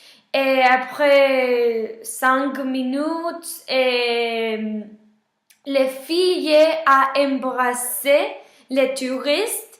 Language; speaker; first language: French; non-native, learner; Spanish